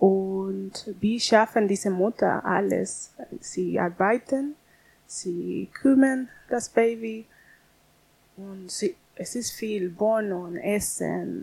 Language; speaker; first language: German; non-native, learner; Spanish